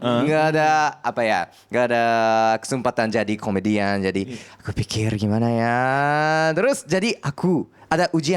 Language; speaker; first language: Indonesian; non-native, learner; Japanese